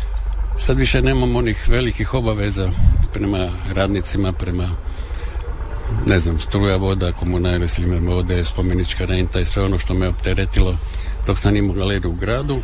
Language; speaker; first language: Serbian; native; Serbian